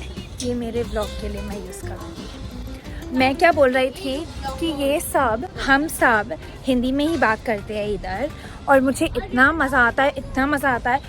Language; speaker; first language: Hindi; non-native, local second language; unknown